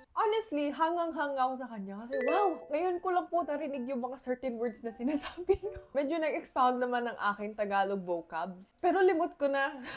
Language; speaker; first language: Filipino; early bilingual, other home language; Korean